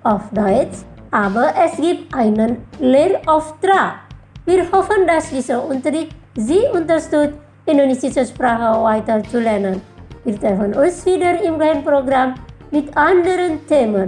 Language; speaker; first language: German; non-native, fluent; Indonesian